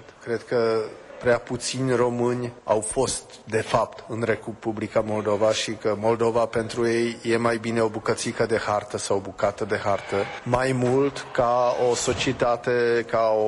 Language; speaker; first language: Romanian; non-native, fluent; Czech